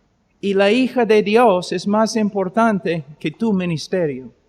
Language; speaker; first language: Spanish; non-native, fluent; English